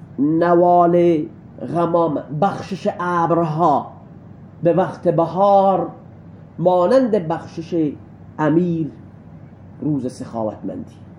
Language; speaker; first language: Persian; non-native, local second language; Baluchi